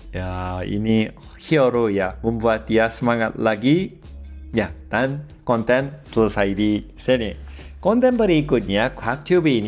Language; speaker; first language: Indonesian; non-native, fluent; Korean